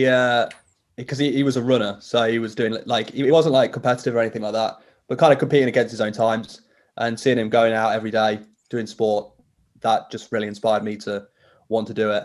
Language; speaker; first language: English; native; English